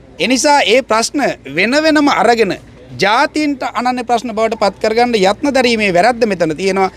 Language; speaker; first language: Sinhala; native; Sinhala